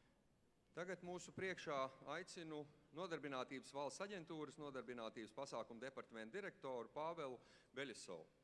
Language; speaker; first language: Latvian; native; Latvian